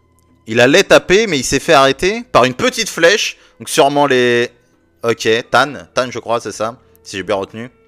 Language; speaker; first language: French; native; French